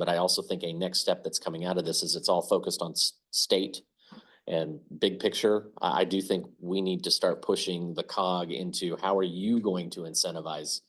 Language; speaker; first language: English; native; English